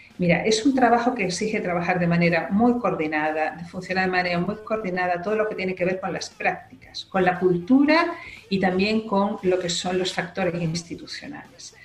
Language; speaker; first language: Spanish; native; Spanish